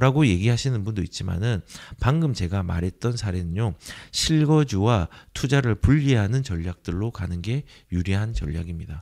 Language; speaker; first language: Korean; native; Korean